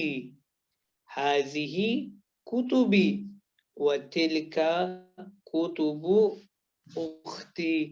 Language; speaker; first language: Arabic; non-native, fluent; Urdu